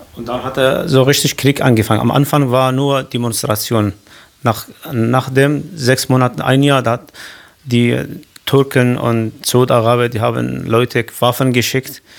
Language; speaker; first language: German; non-native, learner; Kurdish